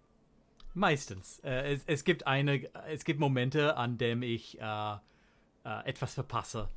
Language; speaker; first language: German; non-native, learner; English